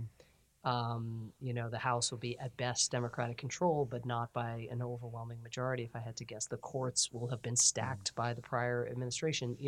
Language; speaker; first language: English; native; English